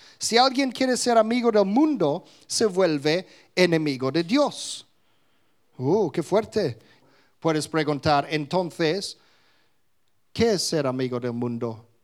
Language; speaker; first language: Spanish; non-native, fluent; English